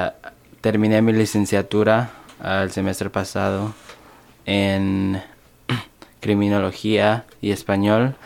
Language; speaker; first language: Spanish; early bilingual, other home language; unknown